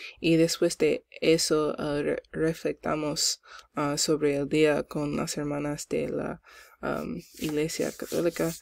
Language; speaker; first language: Spanish; non-native, learner; English